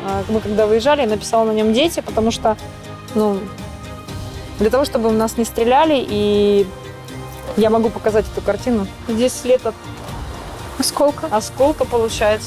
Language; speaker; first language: Russian; native; Russian